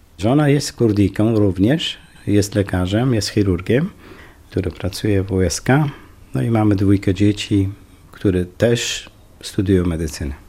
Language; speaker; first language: Polish; non-native, fluent; Kurdish